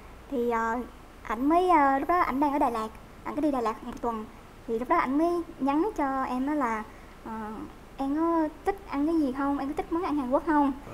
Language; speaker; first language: Vietnamese; native; Vietnamese